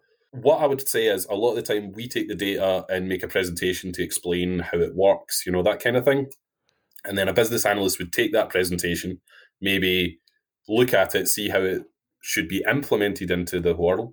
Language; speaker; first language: English; native; English